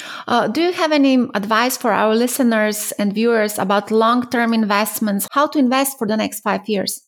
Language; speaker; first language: English; non-native, fluent; Slovenian